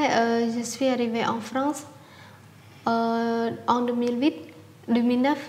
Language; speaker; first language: French; non-native, learner; Khmer